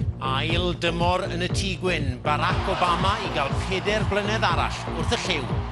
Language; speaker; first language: Welsh; native; Welsh